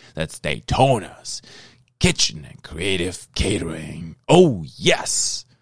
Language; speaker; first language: English; non-native, fluent; German